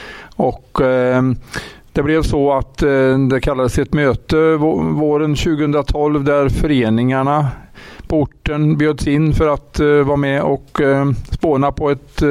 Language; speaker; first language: Swedish; native; Swedish